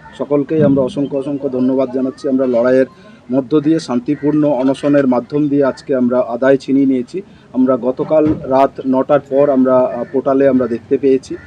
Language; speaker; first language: Bangla; non-native, local second language; Santali